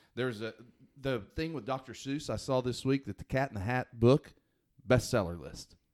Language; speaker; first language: English; native; English